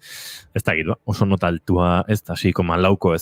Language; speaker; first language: Basque; native; Basque